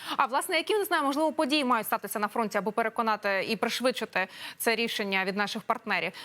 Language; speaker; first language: Ukrainian; native; Ukrainian